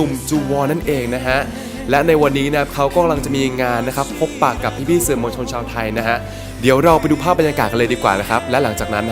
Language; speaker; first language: Thai; native; Thai